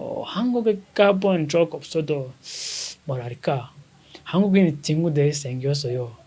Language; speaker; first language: Korean; non-native, fluent; Kinyarwanda